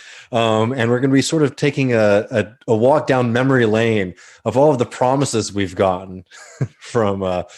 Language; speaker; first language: English; native; English